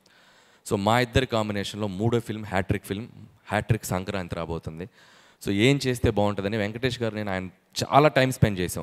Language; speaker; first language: Telugu; native; Telugu